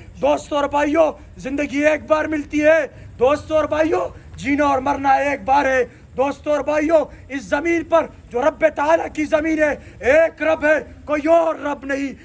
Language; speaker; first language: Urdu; non-native, local second language; Pashto